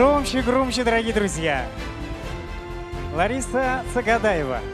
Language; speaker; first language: Russian; native; Russian